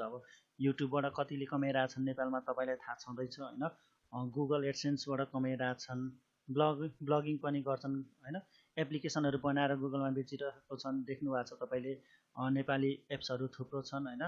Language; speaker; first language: Nepali; native; Nepali